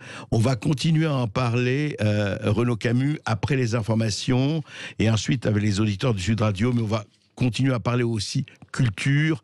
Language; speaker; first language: French; native; French